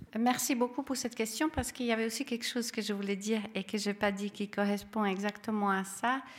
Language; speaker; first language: French; non-native, fluent; Serbian